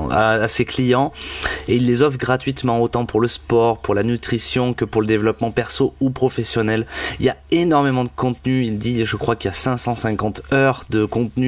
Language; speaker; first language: French; native; French